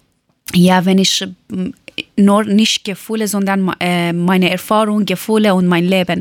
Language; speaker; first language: German; non-native, learner; Persian